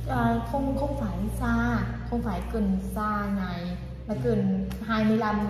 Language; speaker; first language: Vietnamese; non-native, fluent; Thai